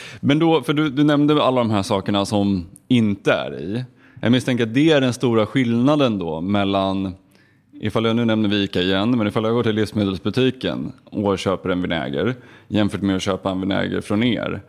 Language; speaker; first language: Swedish; native; Swedish